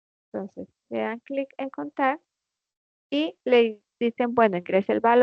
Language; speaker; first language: Spanish; native; Spanish